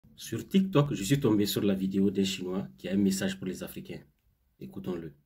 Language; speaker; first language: French; non-native, local second language; Hausa